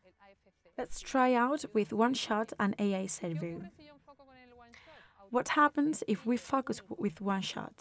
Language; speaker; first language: English; non-native, fluent; Spanish